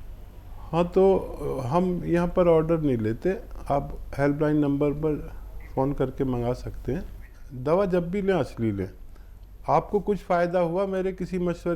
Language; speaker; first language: Hindi; native; Hindi